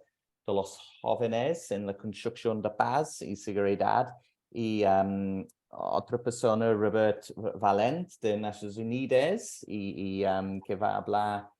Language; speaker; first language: Spanish; non-native, fluent; English